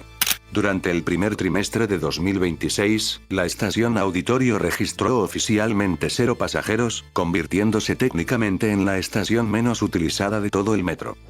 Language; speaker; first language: Spanish; native; Spanish